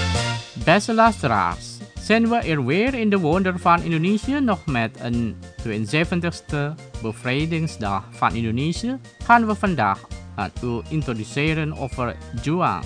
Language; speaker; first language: Dutch; non-native, learner; Indonesian